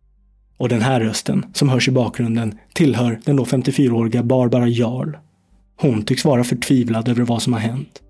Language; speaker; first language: Swedish; native; Swedish